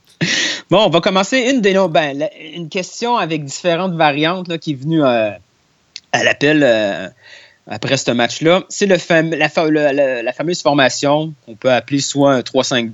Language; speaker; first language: French; native; French